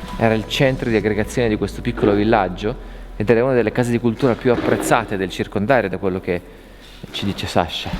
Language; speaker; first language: Italian; native; Italian